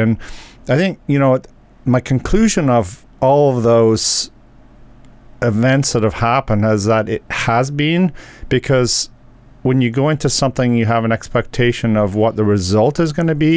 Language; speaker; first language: English; native; English